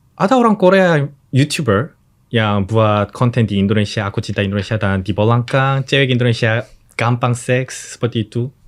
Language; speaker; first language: Indonesian; non-native, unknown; Korean